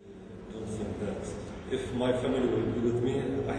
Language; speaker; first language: English; non-native, learner; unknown